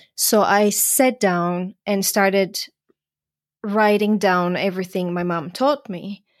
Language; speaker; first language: English; non-native, fluent; Croatian